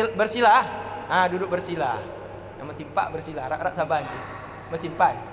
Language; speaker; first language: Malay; non-native, local second language; Achinese